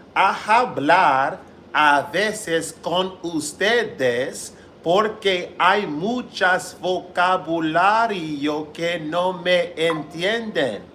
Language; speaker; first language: Spanish; non-native, learner; English